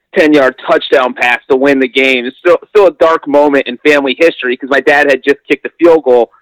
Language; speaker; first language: English; native; English